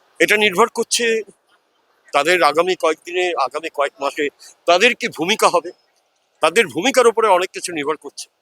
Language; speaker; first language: Bangla; native; Bangla